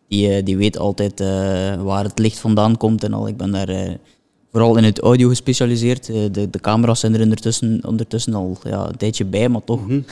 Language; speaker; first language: Dutch; native; Dutch